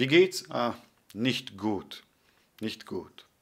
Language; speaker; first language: German; non-native, fluent; Polish